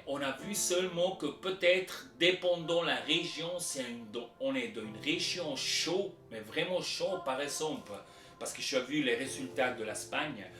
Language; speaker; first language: French; non-native, local second language; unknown